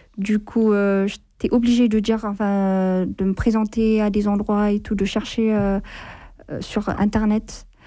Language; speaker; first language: French; non-native, fluent; Amharic